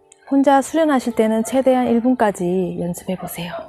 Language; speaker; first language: Korean; native; Korean